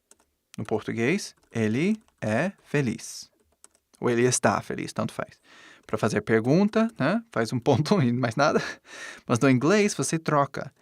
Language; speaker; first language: Portuguese; non-native, fluent; English